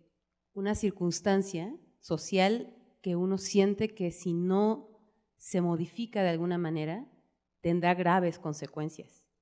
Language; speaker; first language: Spanish; native; Spanish